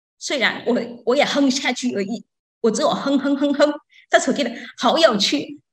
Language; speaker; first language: Chinese; non-native, learner; Vietnamese